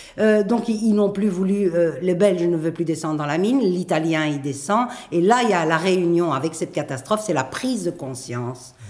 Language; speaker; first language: French; native; French